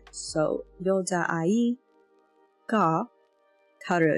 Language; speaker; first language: Korean; non-native, learner; English